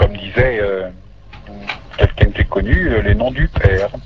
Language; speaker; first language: French; native; French